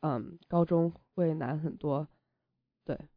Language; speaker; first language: Chinese; early bilingual, heritage; Chinese